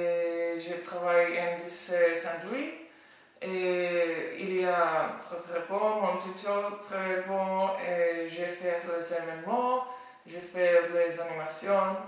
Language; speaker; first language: French; non-native, learner; Estonian